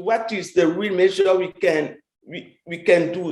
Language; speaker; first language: English; non-native, fluent; French